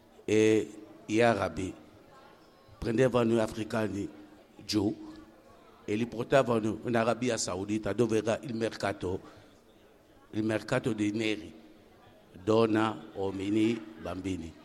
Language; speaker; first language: Italian; non-native, fluent; French